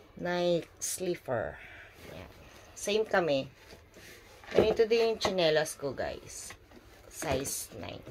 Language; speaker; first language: Filipino; native; Filipino